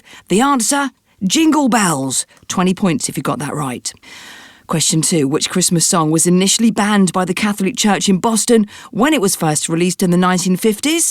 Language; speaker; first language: English; native; English